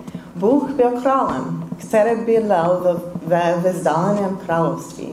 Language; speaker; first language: Czech; non-native, fluent; English